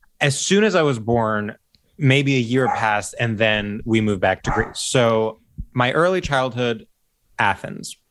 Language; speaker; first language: English; early bilingual, other home language; Greek